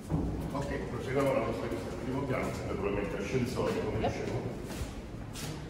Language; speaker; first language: Italian; native; Italian